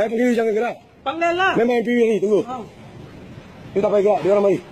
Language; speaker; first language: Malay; non-native, local second language; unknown